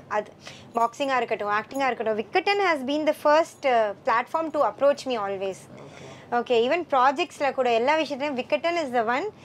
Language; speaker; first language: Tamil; non-native, local second language; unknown